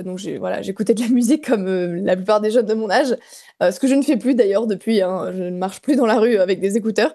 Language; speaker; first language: French; native; French